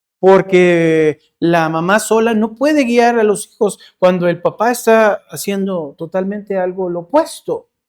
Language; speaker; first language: Spanish; early bilingual, heritage; Spanish